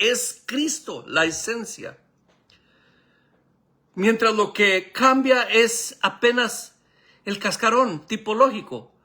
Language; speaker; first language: Spanish; native; Spanish